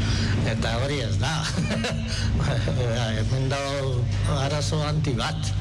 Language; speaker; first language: Basque; non-native, local second language; Spanish